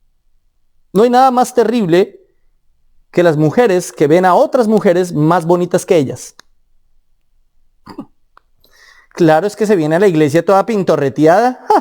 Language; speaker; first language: Spanish; native; Spanish